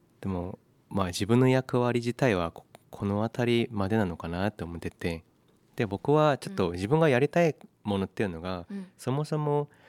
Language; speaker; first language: Japanese; non-native, fluent; Korean